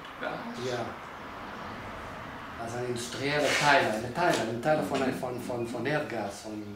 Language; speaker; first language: German; non-native, learner; Portuguese